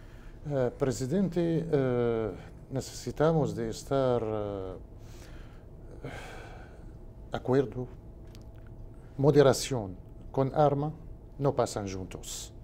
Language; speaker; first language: Portuguese; non-native, learner; Spanish